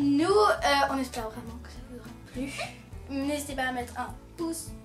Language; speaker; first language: French; native; French